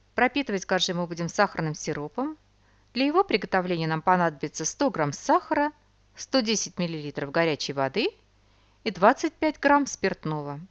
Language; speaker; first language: Russian; native; Russian